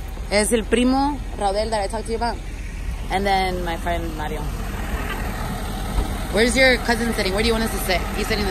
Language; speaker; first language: English; early bilingual, other home language; Spanish